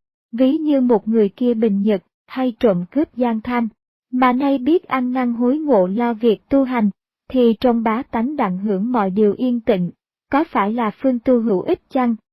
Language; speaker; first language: Vietnamese; native; Vietnamese